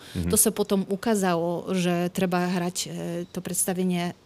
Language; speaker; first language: Slovak; non-native, learner; Polish